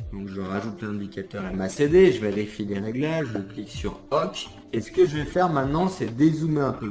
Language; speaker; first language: French; native; French